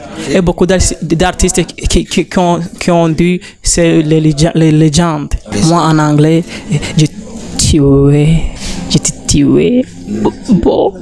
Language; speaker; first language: French; non-native, learner; Rundi